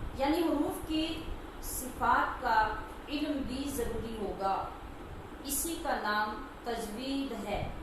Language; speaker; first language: Urdu; native; Urdu